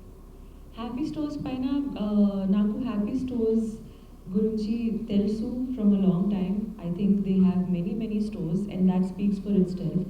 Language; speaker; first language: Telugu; non-native, learner; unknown